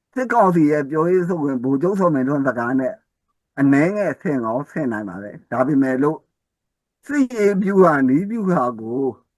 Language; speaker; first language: Burmese; non-native, local second language; S'gaw Karen